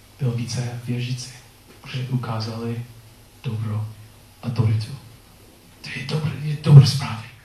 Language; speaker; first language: Czech; non-native, learner; English